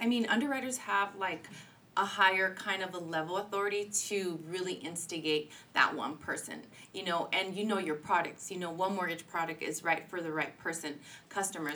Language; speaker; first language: English; native; English